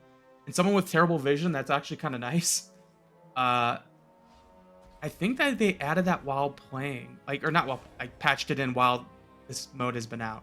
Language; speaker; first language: English; native; English